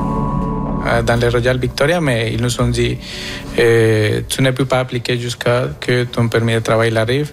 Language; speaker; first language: French; non-native, fluent; Spanish